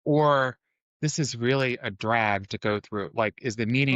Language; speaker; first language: English; native; English